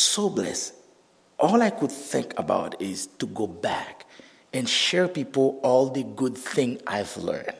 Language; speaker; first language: English; non-native, fluent; Haitian Creole